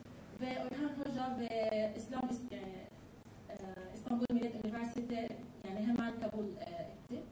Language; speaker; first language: Turkish; non-native, learner; Arabic